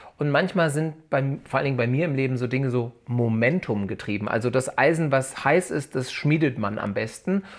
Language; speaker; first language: German; native; German